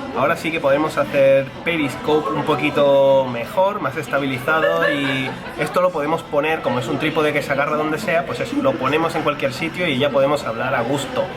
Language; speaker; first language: Spanish; native; Spanish